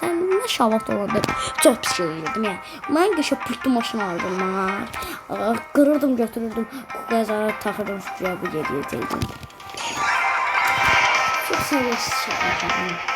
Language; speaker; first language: Turkish; non-native, learner; Azerbaijani